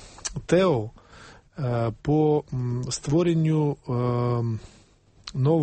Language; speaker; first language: Ukrainian; non-native, fluent; Georgian